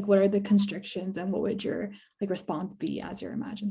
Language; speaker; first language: English; native; English